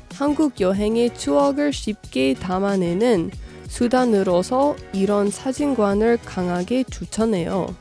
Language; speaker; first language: Korean; non-native, fluent; English